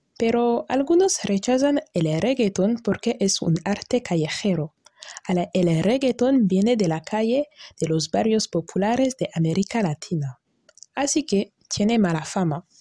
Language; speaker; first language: Spanish; non-native, learner; French